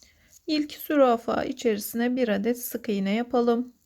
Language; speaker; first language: Turkish; native; Turkish